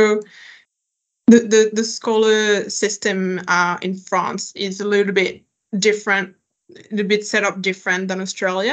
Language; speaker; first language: English; non-native, fluent; French